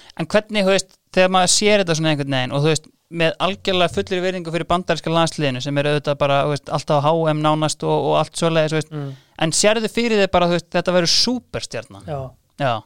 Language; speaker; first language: Icelandic; native; Icelandic